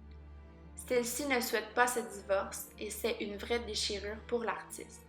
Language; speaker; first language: French; native; French